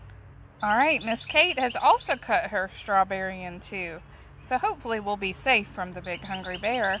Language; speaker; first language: English; native; English